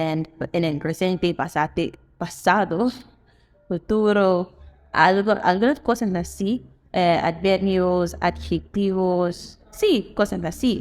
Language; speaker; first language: Spanish; non-native, fluent; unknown